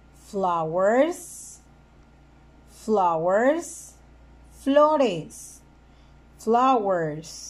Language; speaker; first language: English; non-native, fluent; Spanish